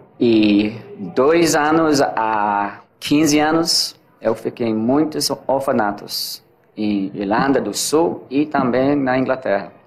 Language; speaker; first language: Portuguese; non-native, learner; English